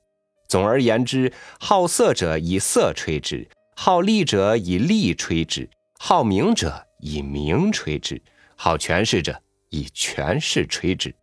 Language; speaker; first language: Chinese; native; Chinese